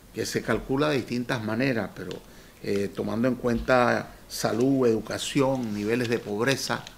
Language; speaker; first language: Spanish; native; Spanish